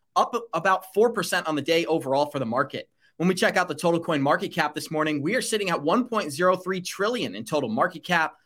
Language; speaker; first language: English; native; English